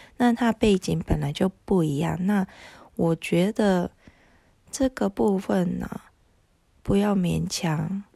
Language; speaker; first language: Chinese; non-native, fluent; Japanese